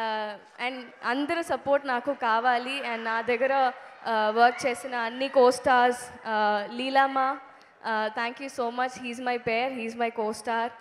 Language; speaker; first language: Telugu; non-native, learner; Tamil